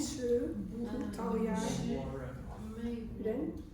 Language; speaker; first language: Chinese; non-native, learner; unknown